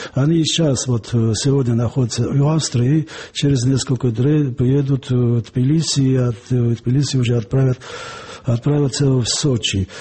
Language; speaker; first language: Russian; non-native, local second language; Georgian